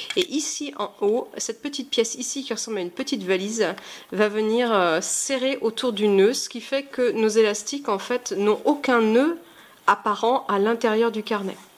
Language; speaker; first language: French; native; French